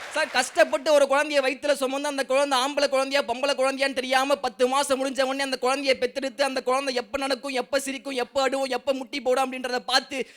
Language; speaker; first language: Tamil; native; Tamil